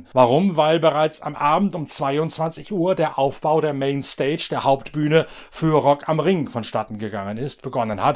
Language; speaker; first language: German; native; German